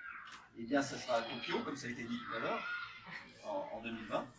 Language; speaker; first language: French; native; French